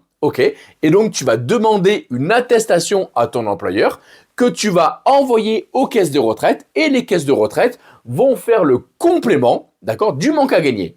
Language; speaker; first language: French; native; French